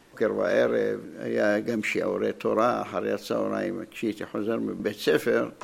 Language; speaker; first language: Hebrew; non-native, fluent; Arabic